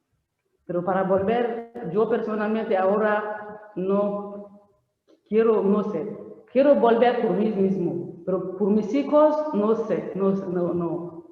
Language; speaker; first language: Spanish; non-native, learner; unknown